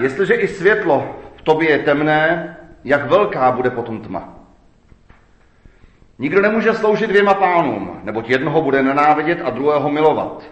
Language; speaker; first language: Czech; native; Czech